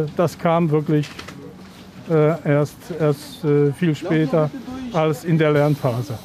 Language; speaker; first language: German; non-native, fluent; Polish